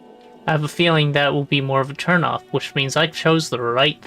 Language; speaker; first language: English; native; English